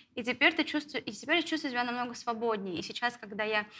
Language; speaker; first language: Russian; native; Russian